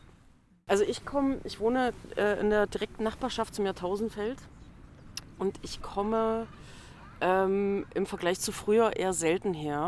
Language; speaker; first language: German; native; German